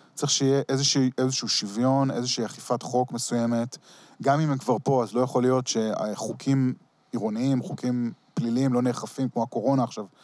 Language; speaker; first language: Hebrew; early bilingual, heritage; Hebrew